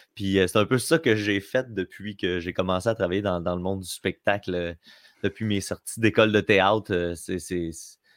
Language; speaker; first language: French; native; French